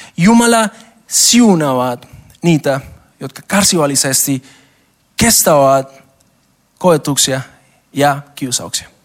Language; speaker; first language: Finnish; non-native, learner; Spanish